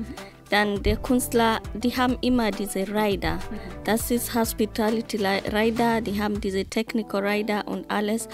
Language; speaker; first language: German; non-native, learner; Swahili